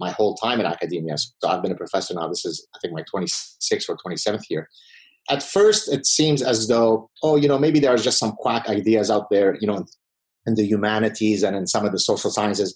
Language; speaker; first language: English; non-native, fluent; Arabic